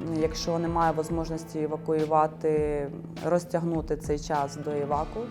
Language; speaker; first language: Ukrainian; native; Ukrainian